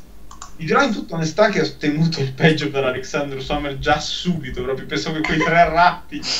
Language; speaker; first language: Italian; native; Italian